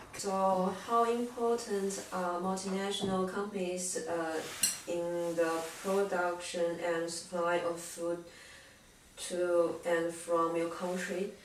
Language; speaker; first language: English; non-native, learner; Chinese